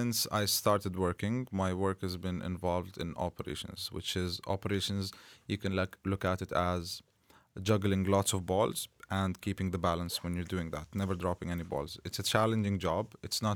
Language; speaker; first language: English; non-native, fluent; Arabic